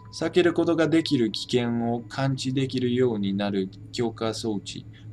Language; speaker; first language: Japanese; non-native, fluent; English